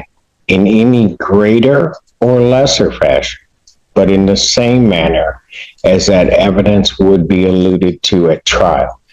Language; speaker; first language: English; native; English